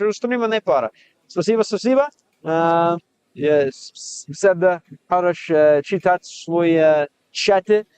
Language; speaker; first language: Russian; non-native, learner; English